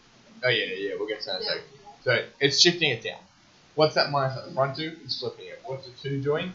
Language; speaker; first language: English; native; English